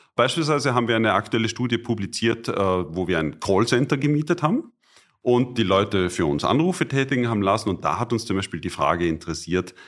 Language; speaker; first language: German; native; German